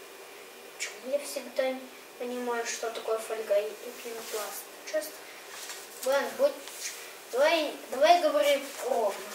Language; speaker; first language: Russian; early bilingual, heritage; Russian